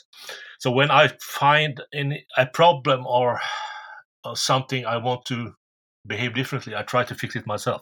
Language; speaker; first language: English; non-native, fluent; Norwegian